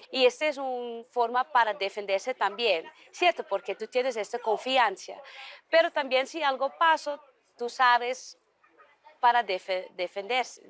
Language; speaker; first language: Spanish; non-native, learner; Dutch